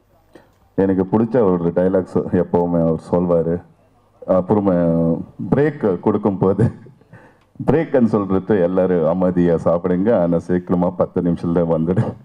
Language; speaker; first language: Tamil; non-native, fluent; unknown